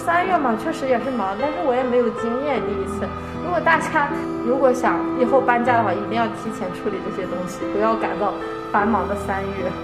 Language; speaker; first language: Chinese; native; Chinese